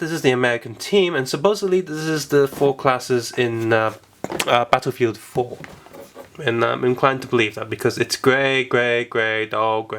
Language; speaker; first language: English; native; English